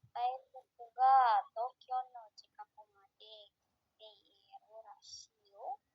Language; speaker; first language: Japanese; non-native, learner; Indonesian